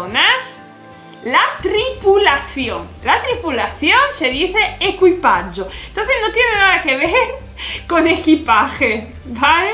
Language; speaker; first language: Spanish; non-native, fluent; Italian